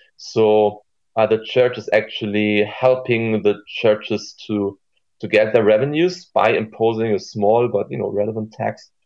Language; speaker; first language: English; non-native, fluent; German